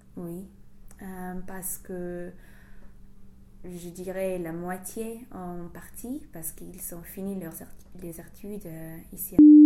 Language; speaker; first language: French; non-native, fluent; English